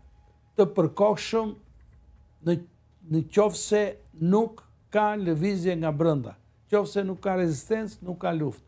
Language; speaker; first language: Albanian; native; Albanian